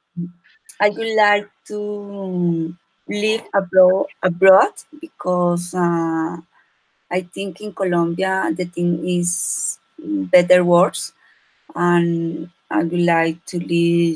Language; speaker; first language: English; non-native, learner; Spanish